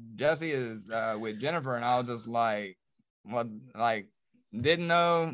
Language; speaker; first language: English; native; English